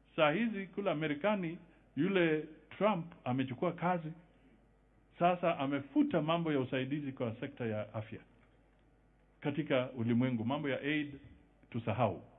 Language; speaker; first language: Swahili; non-native, local second language; Luyia